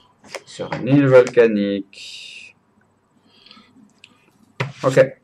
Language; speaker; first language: French; native; French